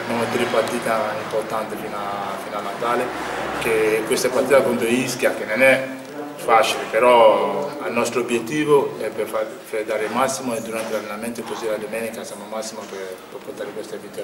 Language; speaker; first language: Italian; non-native, learner; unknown